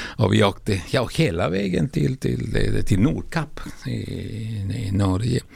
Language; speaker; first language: Swedish; non-native, fluent; Spanish